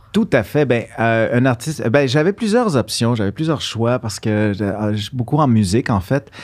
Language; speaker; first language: French; early bilingual, other home language; Spanish